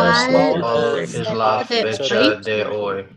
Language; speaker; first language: Spanish; non-native, learner; English